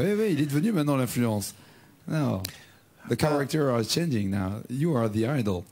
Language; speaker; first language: English; non-native, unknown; French